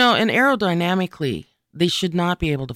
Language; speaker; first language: English; native; English